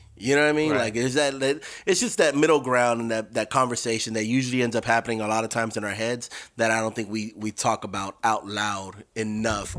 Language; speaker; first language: English; native; English